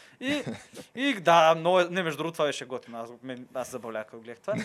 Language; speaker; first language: Bulgarian; native; Bulgarian